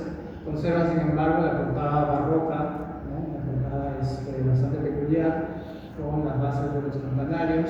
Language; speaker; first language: Spanish; native; Spanish